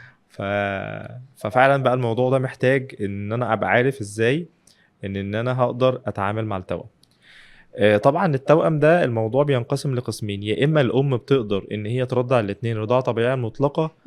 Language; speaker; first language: Arabic; native; Arabic